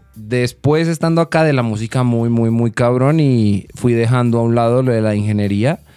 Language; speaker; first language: Spanish; native; Spanish